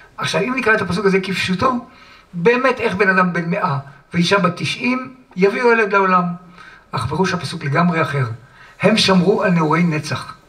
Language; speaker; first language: Hebrew; native; Hebrew